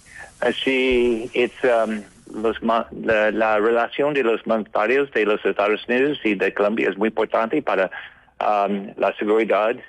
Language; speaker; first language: Spanish; non-native, learner; English